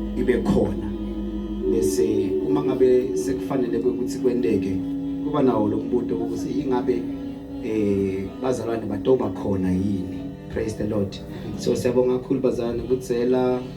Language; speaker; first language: Zulu; non-native, local second language; Swati